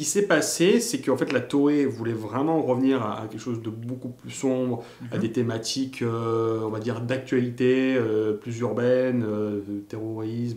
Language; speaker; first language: French; native; French